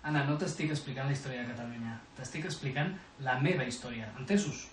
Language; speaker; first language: Catalan; non-native, local second language; Spanish